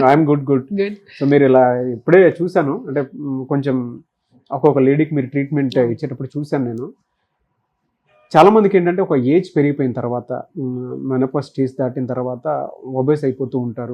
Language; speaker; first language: Telugu; native; Telugu